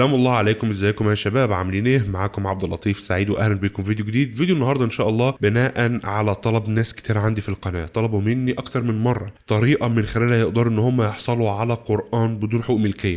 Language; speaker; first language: Arabic; native; Arabic